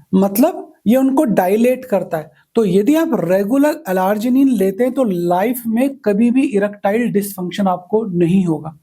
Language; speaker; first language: Hindi; native; Hindi